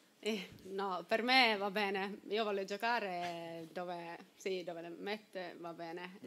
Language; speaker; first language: Italian; non-native, learner; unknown